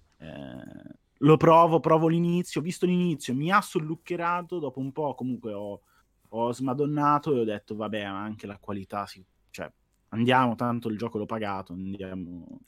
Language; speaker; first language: Italian; native; Italian